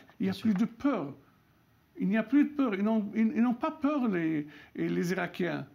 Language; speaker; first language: French; non-native, local second language; Arabic